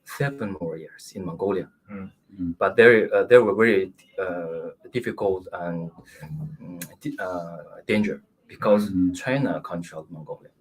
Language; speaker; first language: English; non-native, learner; Mongolian